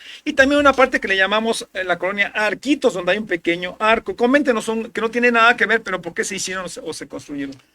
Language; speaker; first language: Spanish; native; Spanish